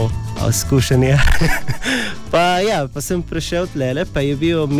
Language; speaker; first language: Slovenian; non-native, learner; Arabic